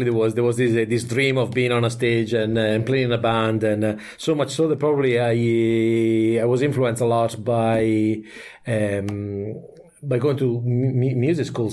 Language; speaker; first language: English; non-native, fluent; Italian